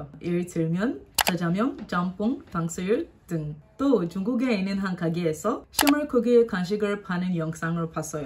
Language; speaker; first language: Korean; non-native, learner; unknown